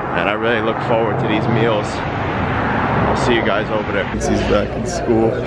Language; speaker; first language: English; native; English